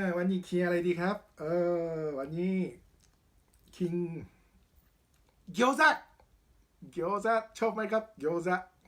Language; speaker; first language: Thai; non-native, learner; Japanese